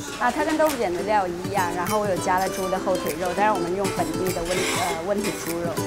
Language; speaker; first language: Chinese; native; Chinese